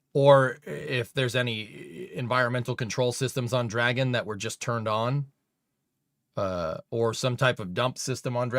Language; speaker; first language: English; native; English